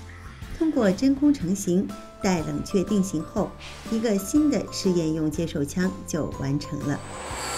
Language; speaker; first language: Chinese; native; Chinese